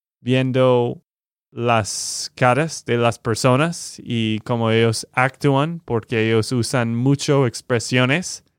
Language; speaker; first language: Spanish; non-native, learner; English